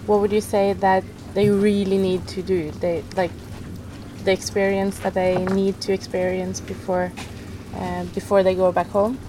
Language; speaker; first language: English; non-native, fluent; Norwegian